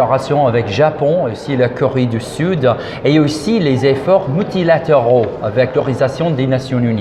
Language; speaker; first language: French; non-native, fluent; English